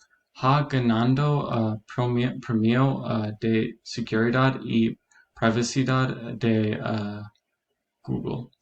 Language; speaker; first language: Spanish; non-native, learner; English